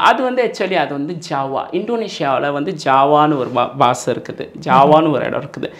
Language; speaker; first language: Tamil; non-native, local second language; Min Nan Chinese